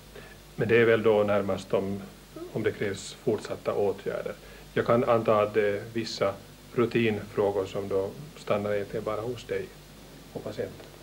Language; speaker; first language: Swedish; native; Swedish